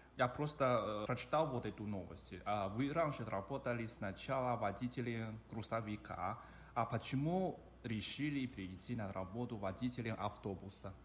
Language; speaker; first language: Russian; non-native, fluent; Chinese